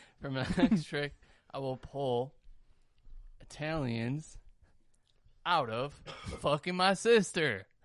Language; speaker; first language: English; native; English